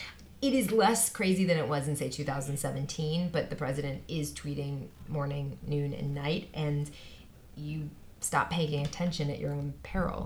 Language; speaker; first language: English; native; English